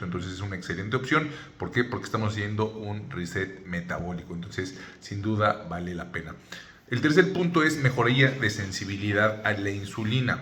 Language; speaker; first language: Spanish; native; Spanish